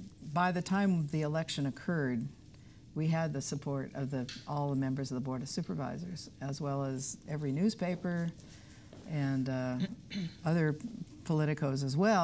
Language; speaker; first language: English; native; English